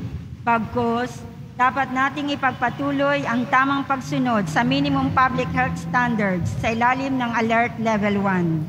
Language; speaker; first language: Filipino; native; Filipino